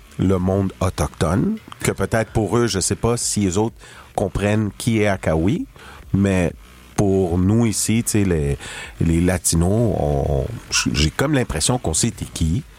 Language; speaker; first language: French; early bilingual, other home language; Spanish